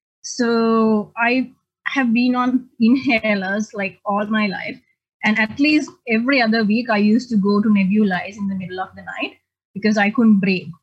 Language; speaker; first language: English; non-native, local second language; Sinhala